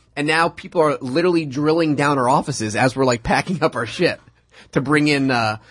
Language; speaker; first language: English; native; English